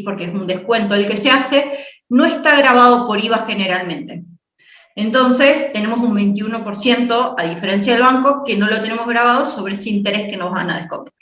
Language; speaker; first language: Spanish; native; Spanish